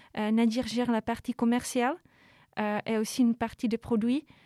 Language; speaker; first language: French; non-native, fluent; Czech